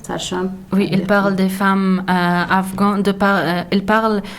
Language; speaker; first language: French; non-native, learner; Persian